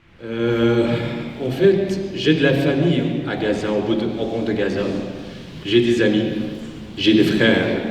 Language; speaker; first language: French; non-native, fluent; Arabic